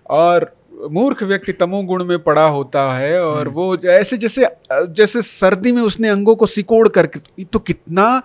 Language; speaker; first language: Hindi; non-native, local second language; Bhojpuri